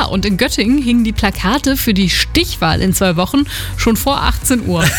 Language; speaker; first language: German; native; German